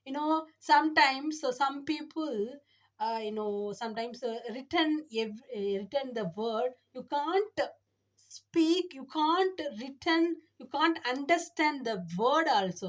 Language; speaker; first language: English; non-native, learner; Tamil